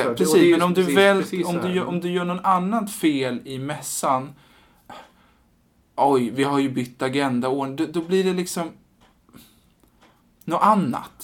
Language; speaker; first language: Swedish; native; Swedish